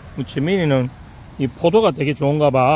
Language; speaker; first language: Korean; native; Korean